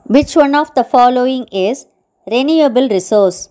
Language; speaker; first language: English; non-native, local second language; Tamil